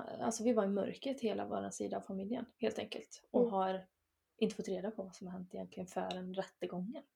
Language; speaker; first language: Swedish; native; Swedish